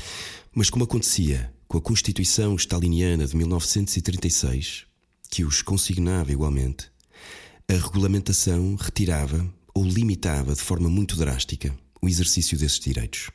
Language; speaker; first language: Portuguese; native; Portuguese